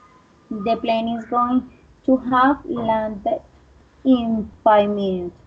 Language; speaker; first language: English; non-native, learner; Spanish